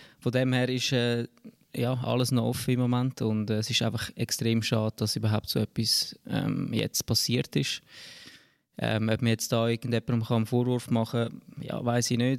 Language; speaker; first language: German; native; German